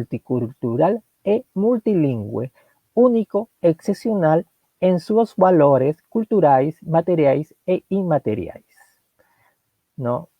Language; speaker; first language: Portuguese; non-native, learner; Spanish